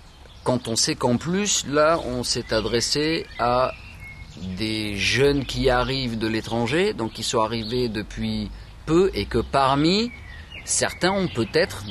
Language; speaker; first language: French; native; French